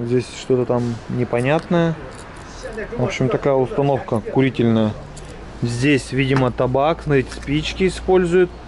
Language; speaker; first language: Russian; native; Russian